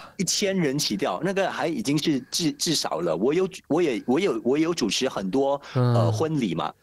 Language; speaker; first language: Chinese; non-native, fluent; Indonesian